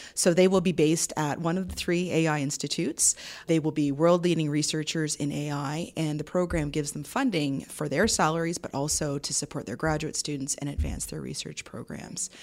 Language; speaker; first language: English; native; English